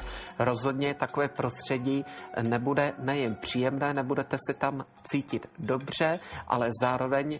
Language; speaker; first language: Czech; native; Czech